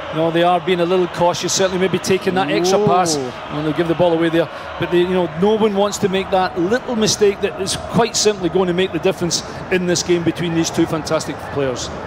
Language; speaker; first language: English; native; English